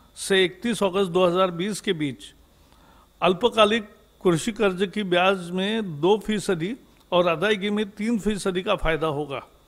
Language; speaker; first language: Hindi; non-native, local second language; Marathi